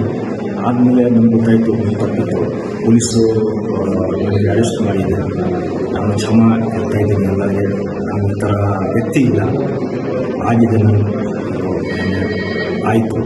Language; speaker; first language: Kannada; non-native, learner; Hindi